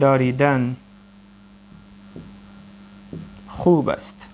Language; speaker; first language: Persian; non-native, fluent; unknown